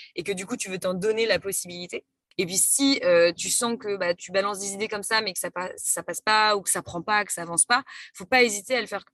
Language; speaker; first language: French; native; French